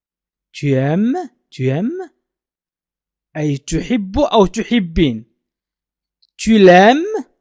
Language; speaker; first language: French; non-native, fluent; Arabic